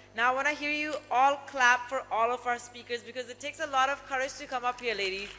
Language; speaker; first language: English; native; English